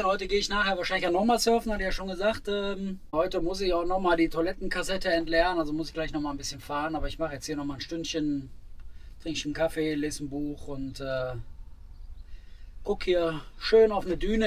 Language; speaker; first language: German; native; German